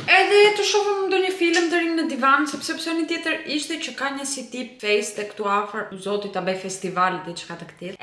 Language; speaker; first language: Albanian; early bilingual, heritage; Albanian